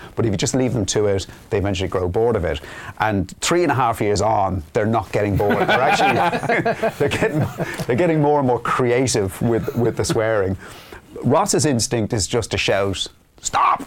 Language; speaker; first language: English; native; English